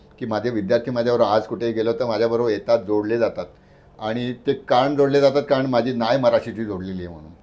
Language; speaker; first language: Marathi; native; Marathi